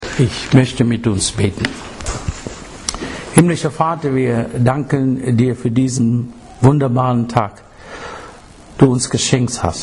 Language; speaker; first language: German; non-native, fluent; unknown